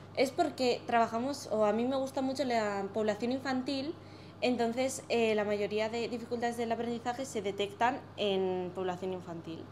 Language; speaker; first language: Spanish; native; Spanish